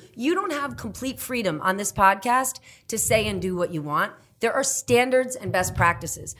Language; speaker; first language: English; native; English